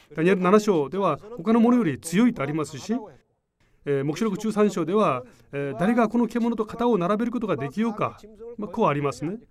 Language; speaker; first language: Japanese; non-native, fluent; Korean